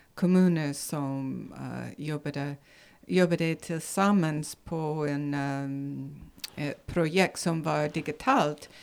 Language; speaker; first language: Swedish; non-native, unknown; English